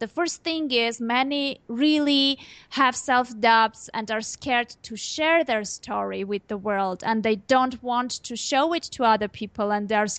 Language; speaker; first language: English; non-native, fluent; Armenian